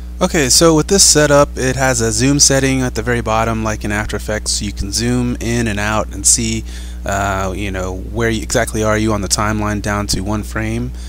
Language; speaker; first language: English; native; English